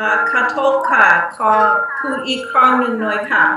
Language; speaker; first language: Thai; non-native, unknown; English